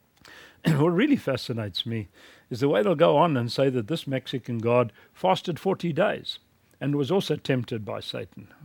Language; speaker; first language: English; native; English